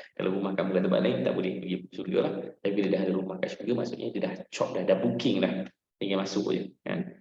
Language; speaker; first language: Malay; native; Malay